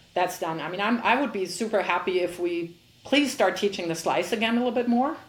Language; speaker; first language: English; non-native, fluent; German